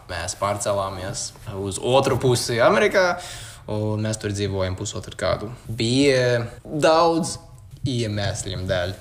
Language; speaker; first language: Latvian; non-native, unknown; English